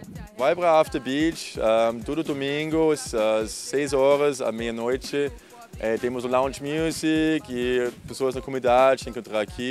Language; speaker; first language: Portuguese; non-native, fluent; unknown